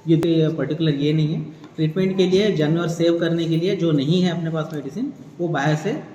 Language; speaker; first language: Hindi; non-native, local second language; Telugu